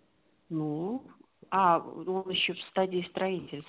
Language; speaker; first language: Russian; native; Russian